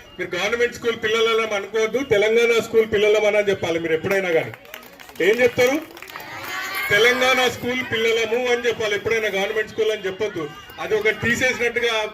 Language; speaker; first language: Telugu; native; Telugu